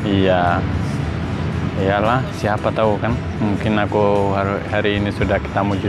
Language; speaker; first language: Indonesian; non-native, learner; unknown